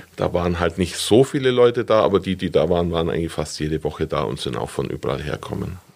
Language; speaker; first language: German; native; German